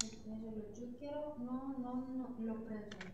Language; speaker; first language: Italian; non-native, learner; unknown